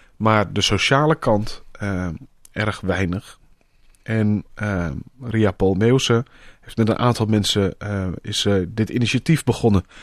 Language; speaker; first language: Dutch; native; Dutch